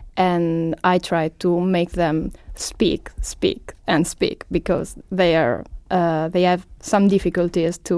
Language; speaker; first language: English; non-native, learner; Italian